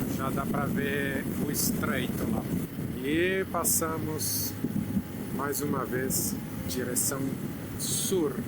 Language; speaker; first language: Portuguese; non-native, fluent; Italian